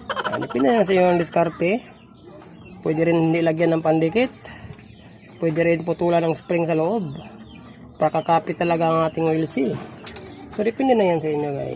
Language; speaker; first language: Filipino; non-native, local second language; Cebuano